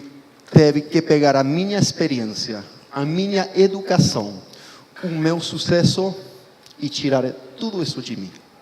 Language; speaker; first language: Portuguese; non-native, fluent; Spanish